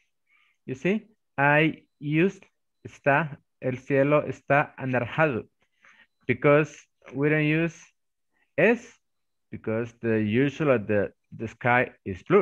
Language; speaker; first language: English; non-native, fluent; Spanish